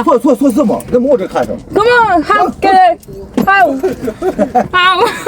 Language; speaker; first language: English; non-native, learner; French